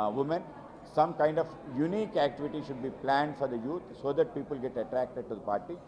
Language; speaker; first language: English; non-native, local second language; Telugu